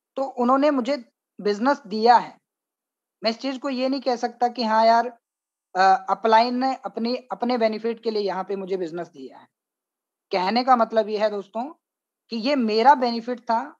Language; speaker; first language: Hindi; native; Hindi